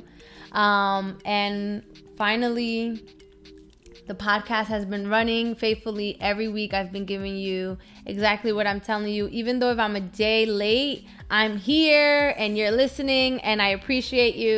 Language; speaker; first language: English; early bilingual, other home language; Spanish